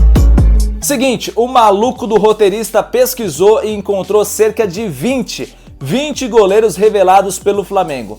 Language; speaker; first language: Portuguese; native; Portuguese